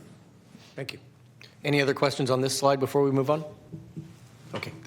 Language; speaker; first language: English; native; English